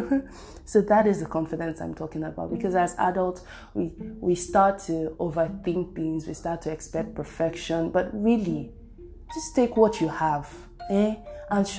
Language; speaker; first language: English; non-native, local second language; Igbo